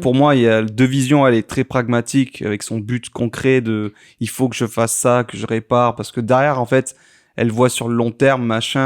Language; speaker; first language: French; native; French